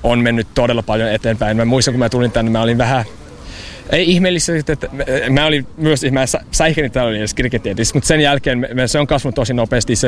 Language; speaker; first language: Finnish; non-native, fluent; English